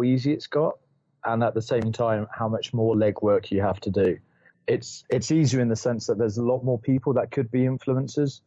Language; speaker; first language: English; native; English